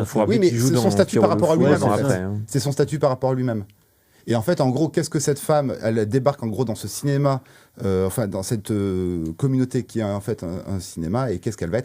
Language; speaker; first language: French; native; French